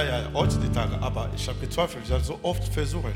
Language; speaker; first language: German; non-native, learner; French